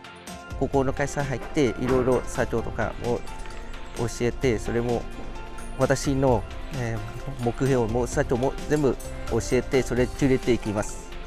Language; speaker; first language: Japanese; non-native, learner; Vietnamese